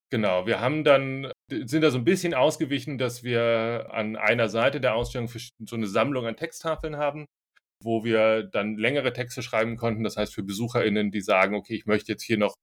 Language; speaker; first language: German; non-native, fluent; Slovenian